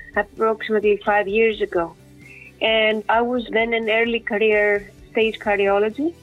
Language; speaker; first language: English; non-native, fluent; Greek